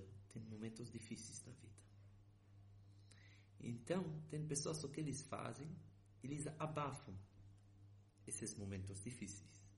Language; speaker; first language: Portuguese; non-native, fluent; Hebrew